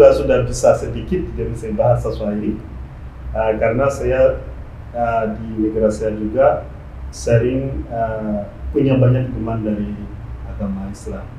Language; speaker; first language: Indonesian; non-native, fluent; Rundi